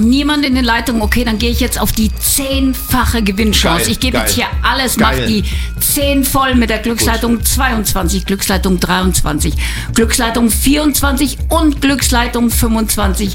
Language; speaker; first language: German; native; German